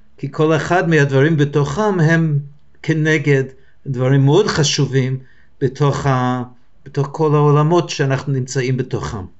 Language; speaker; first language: Hebrew; non-native, fluent; English